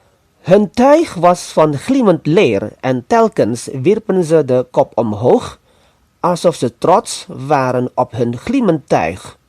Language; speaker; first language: Dutch; non-native, fluent; Indonesian